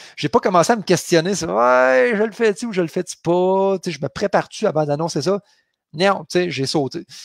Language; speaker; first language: French; native; French